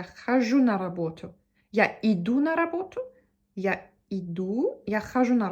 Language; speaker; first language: Russian; non-native, fluent; Turkish